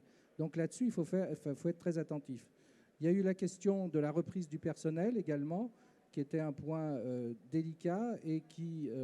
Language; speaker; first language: French; native; French